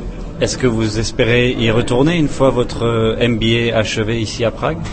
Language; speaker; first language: French; native; French